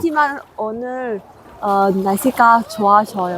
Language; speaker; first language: Korean; non-native, learner; Vietnamese